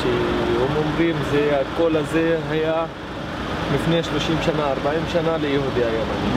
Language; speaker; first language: Hebrew; non-native, local second language; Arabic